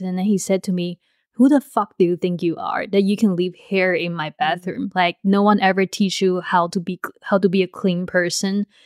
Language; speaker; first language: English; non-native, fluent; Chinese